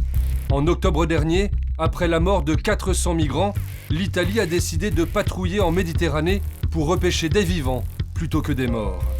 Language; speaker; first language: French; native; French